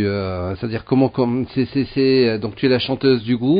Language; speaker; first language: French; non-native, local second language; Arabic